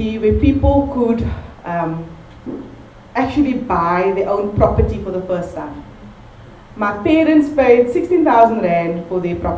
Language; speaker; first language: English; native; English